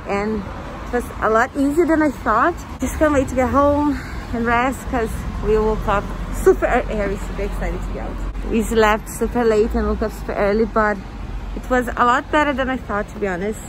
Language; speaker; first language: English; non-native, fluent; Portuguese